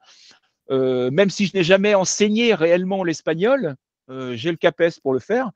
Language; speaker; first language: French; native; French